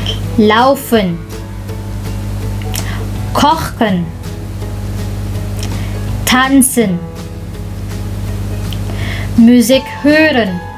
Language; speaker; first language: German; non-native, local second language; Filipino